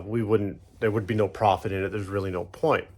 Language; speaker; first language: English; native; English